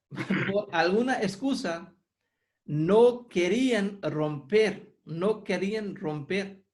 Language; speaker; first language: Spanish; non-native, fluent; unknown